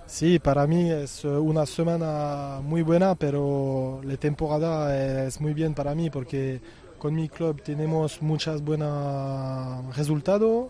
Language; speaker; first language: Spanish; non-native, learner; French